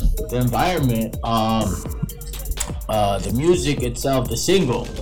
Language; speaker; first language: English; early bilingual, other home language; Spanish